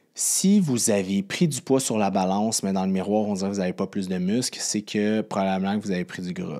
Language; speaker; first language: French; native; French